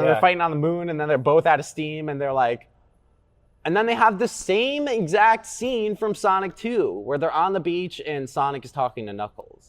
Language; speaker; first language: English; native; English